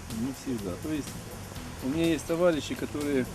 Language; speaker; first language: Russian; non-native, local second language; Ukrainian